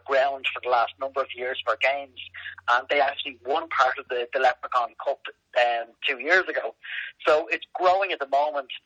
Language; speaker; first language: English; native; English